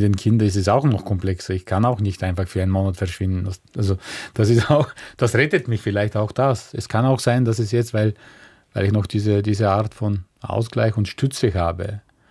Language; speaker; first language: German; non-native, fluent; Bulgarian